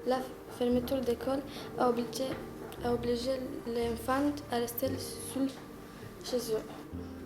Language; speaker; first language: French; non-native, learner; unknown